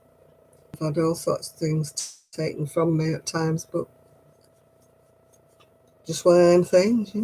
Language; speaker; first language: English; native; English